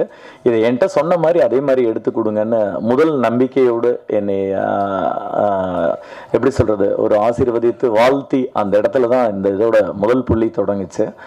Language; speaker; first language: Tamil; native; Tamil